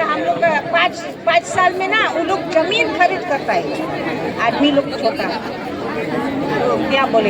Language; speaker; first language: Hindi; non-native, local second language; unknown